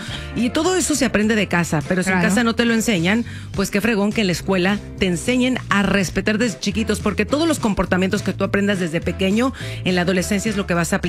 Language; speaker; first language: Spanish; native; Spanish